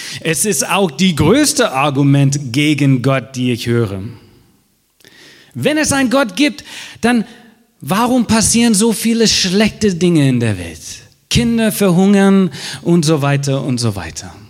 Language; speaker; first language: German; non-native, fluent; English